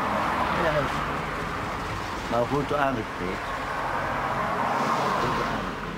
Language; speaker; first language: Dutch; non-native, learner; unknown